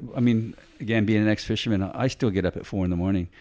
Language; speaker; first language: English; native; English